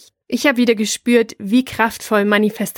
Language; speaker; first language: German; native; German